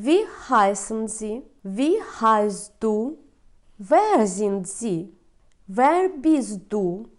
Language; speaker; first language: German; non-native, fluent; Ukrainian